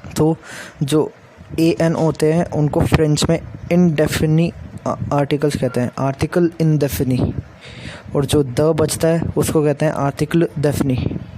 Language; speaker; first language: Hindi; native; Hindi